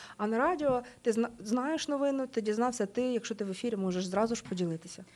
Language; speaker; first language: Ukrainian; native; Ukrainian